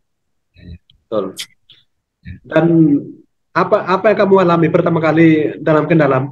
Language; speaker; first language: Indonesian; native; Indonesian